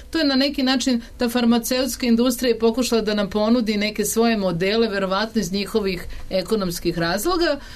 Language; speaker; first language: Serbian; native; Serbian